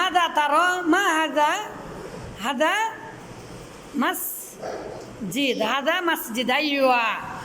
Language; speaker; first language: Arabic; non-native, fluent; Bangla